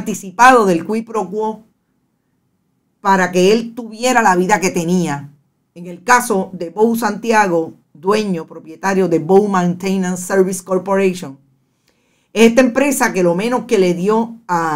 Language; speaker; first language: Spanish; native; Spanish